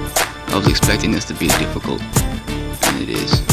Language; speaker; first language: English; native; English